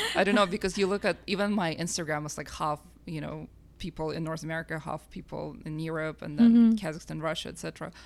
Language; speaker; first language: English; non-native, fluent; Russian